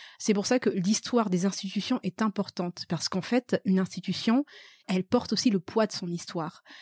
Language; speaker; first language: French; early bilingual, other home language; Malagasy